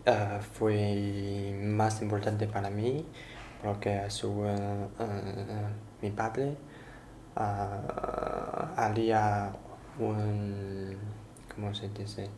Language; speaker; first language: Spanish; non-native, learner; Chinese